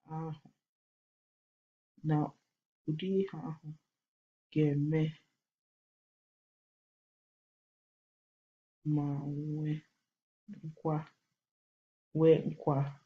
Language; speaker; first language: Igbo; non-native, learner; English